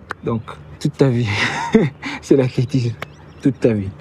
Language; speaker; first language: French; early bilingual, heritage; Lingala